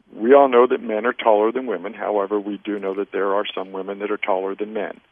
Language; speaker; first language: English; native; English